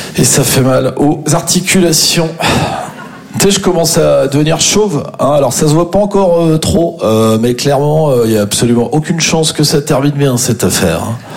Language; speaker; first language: French; native; French